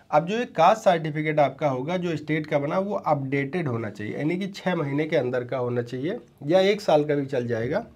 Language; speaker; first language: Hindi; native; Hindi